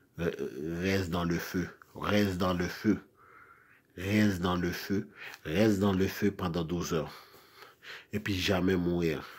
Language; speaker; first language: French; non-native, local second language; Haitian Creole